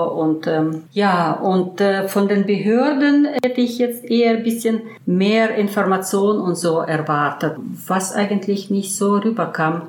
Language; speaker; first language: German; early bilingual, heritage; German